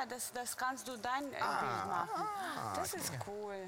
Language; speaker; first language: German; non-native, fluent; Russian